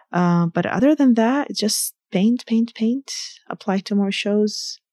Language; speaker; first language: English; early bilingual, other home language; Arabic